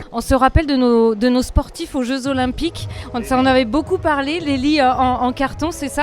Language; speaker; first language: French; native; French